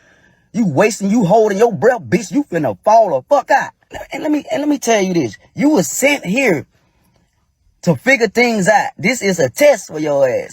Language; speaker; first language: English; native; English